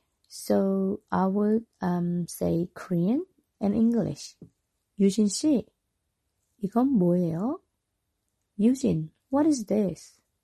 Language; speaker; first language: English; non-native, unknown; Korean